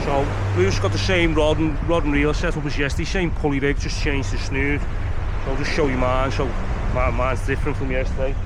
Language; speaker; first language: English; native; English